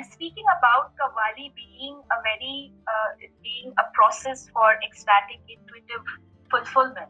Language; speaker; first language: English; non-native, local second language; Bangla